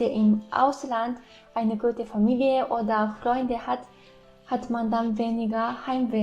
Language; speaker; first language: German; non-native, fluent; Japanese